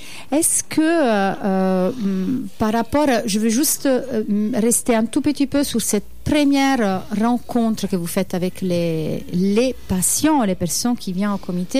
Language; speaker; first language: French; native; French